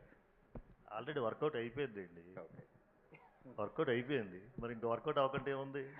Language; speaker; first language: Telugu; native; Telugu